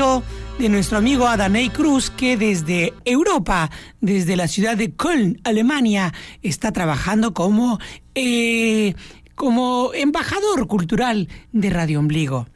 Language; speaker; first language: Spanish; native; Spanish